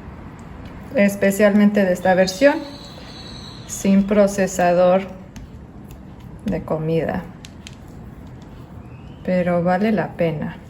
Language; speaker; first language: Spanish; non-native, fluent; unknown